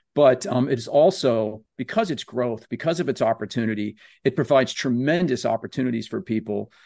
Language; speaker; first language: English; native; English